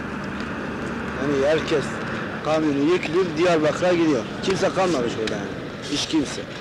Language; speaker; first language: Turkish; non-native, local second language; Kurdish